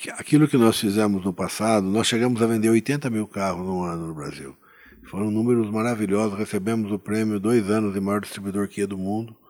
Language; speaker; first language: Portuguese; native; Portuguese